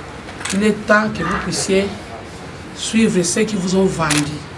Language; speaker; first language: French; non-native, local second language; Lingala